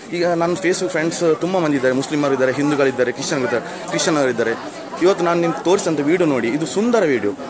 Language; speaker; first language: Kannada; non-native, local second language; Tulu